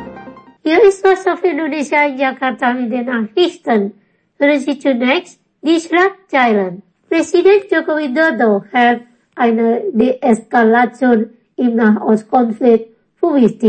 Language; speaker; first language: German; non-native, fluent; Indonesian